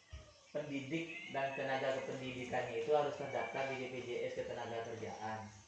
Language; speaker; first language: Malay; native; Malay